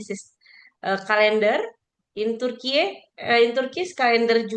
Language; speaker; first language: English; non-native, fluent; Indonesian